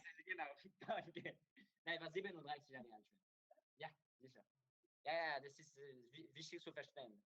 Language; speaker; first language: German; non-native, learner; Hebrew